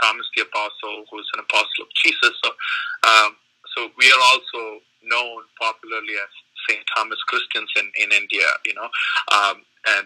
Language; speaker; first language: English; non-native, local second language; Malayalam